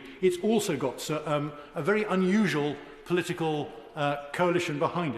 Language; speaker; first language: English; native; English